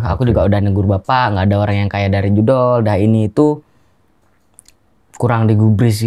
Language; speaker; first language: Indonesian; non-native, local second language; Javanese